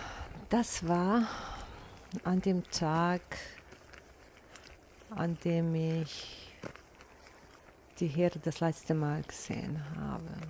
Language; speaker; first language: German; non-native, fluent; Bosnian